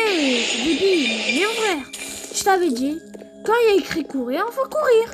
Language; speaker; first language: French; native; French